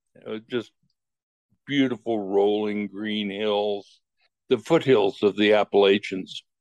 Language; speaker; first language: English; native; English